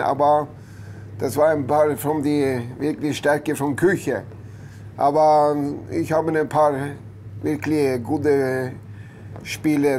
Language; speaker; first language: German; non-native, learner; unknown